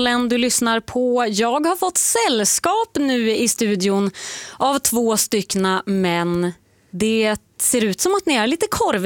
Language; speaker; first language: Swedish; native; Swedish